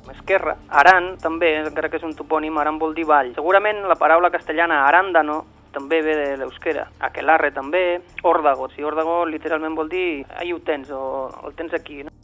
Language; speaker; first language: Catalan; non-native, local second language; Basque